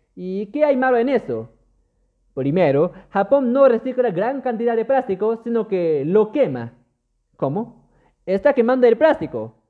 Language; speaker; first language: Spanish; non-native, fluent; Japanese